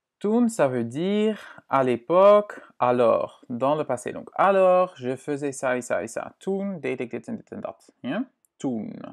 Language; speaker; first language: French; non-native, fluent; Dutch